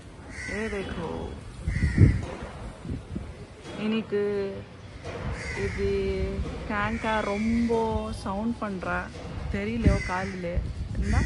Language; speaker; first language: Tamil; non-native, local second language; Urdu